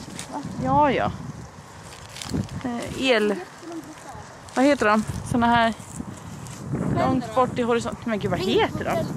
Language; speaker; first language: Swedish; native; Swedish